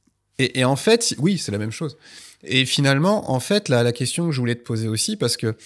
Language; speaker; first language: French; native; French